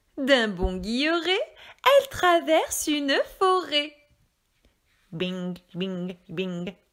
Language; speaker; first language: French; native; French